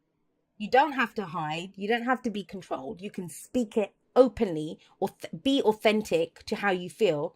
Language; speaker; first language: English; native; English